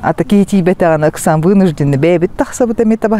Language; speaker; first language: Russian; non-native, local second language; Yakut